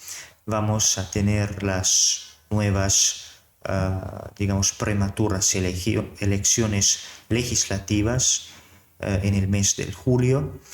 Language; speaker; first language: Spanish; non-native, fluent; Serbian